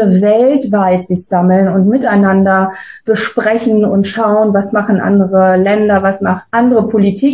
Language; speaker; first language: German; native; German